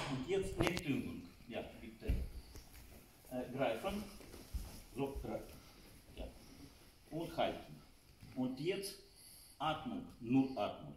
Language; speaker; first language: German; non-native, learner; Russian